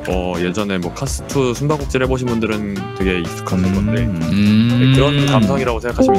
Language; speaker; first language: Korean; native; Korean